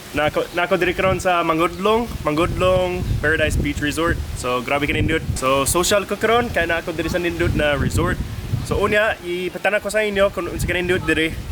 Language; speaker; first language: Cebuano; non-native, fluent; English